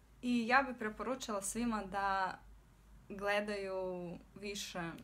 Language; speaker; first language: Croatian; non-native, fluent; Russian